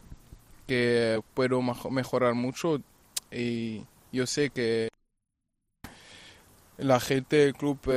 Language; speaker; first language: Spanish; non-native, fluent; German